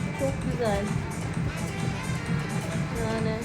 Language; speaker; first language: Turkish; non-native, fluent; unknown